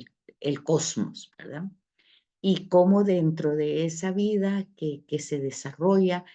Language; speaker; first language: Spanish; native; Spanish